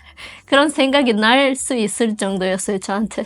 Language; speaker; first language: Korean; non-native, fluent; Azerbaijani